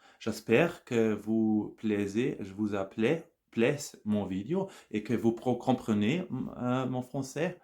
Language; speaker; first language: French; non-native, learner; German